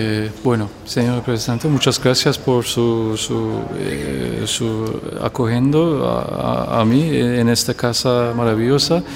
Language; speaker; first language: Spanish; non-native, fluent; Turkish